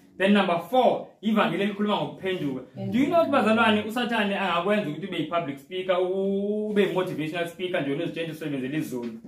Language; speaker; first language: Zulu; non-native, local second language; Xhosa